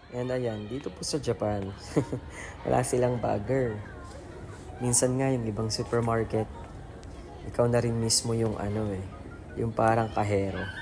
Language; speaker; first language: Filipino; non-native, local second language; Iloko